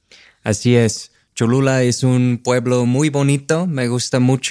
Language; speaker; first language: Spanish; non-native, fluent; English